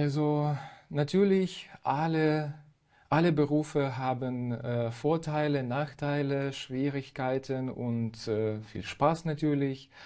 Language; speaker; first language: German; non-native, fluent; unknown